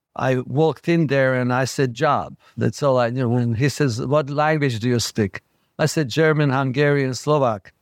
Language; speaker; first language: English; non-native, fluent; Slovak